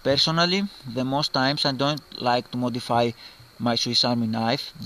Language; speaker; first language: English; non-native, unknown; Greek